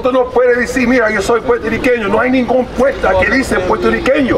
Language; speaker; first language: Spanish; early bilingual, heritage; Spanish